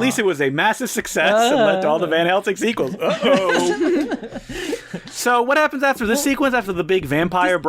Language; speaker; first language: English; native; English